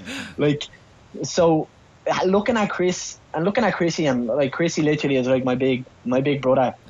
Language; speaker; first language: English; native; English